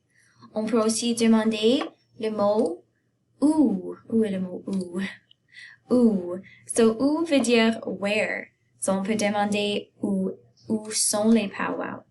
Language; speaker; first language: French; non-native, fluent; English